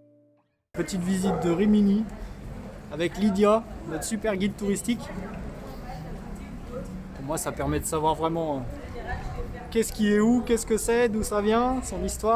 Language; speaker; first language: French; native; French